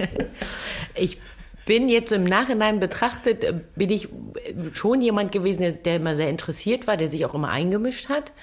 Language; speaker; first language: German; early bilingual, other home language; Turkish